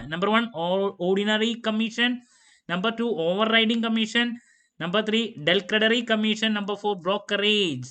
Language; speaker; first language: Malayalam; native; Malayalam